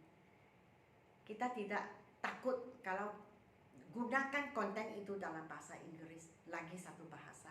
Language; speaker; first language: Malay; non-native, local second language; Min Nan Chinese